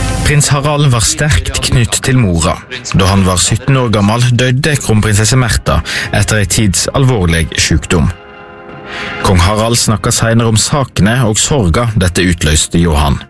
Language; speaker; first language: Norwegian; native; Norwegian